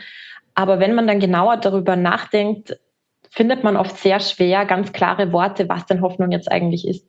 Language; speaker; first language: German; native; German